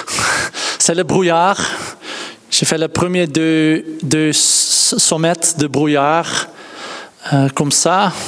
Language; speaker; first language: French; non-native, fluent; Dutch